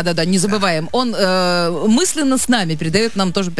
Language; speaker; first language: Russian; native; Russian